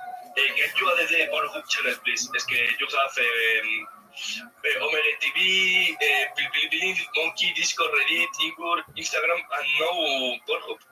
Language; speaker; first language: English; non-native, learner; Spanish